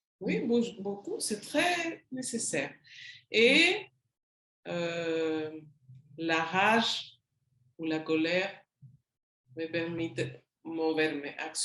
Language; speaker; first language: French; non-native, learner; Spanish